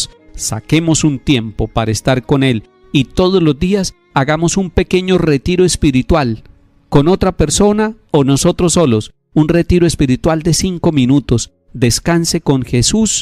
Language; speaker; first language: Spanish; native; Spanish